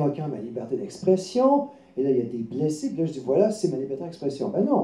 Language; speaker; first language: French; native; French